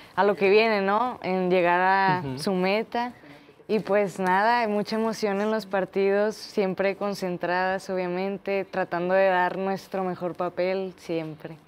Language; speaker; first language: Spanish; native; Spanish